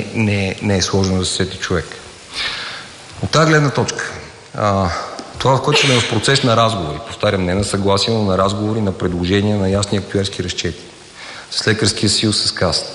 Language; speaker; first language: Bulgarian; native; Bulgarian